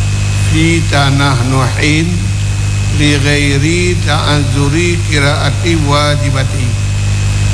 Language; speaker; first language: Arabic; non-native, fluent; Indonesian